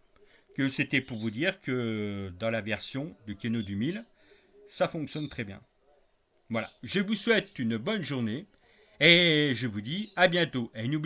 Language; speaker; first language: French; native; French